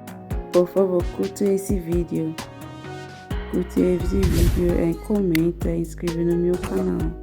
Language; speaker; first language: Portuguese; non-native, learner; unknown